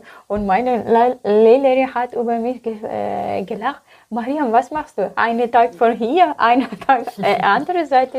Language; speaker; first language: German; non-native, learner; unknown